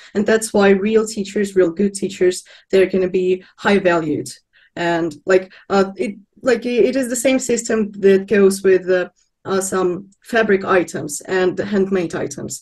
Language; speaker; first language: English; non-native, fluent; Russian